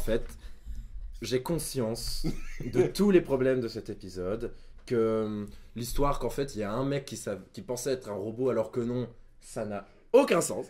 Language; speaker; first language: French; native; French